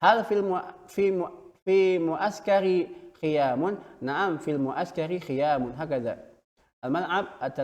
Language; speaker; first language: Arabic; non-native, fluent; Indonesian